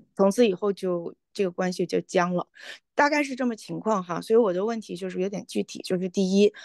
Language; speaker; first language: Chinese; native; Chinese